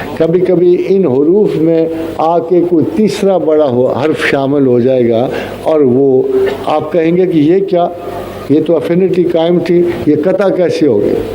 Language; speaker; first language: Urdu; non-native, local second language; Punjabi